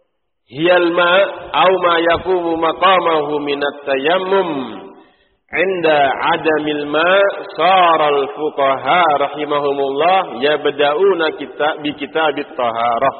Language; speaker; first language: Arabic; non-native, fluent; Indonesian